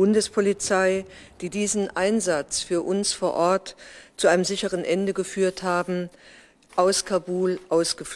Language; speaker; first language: German; native; German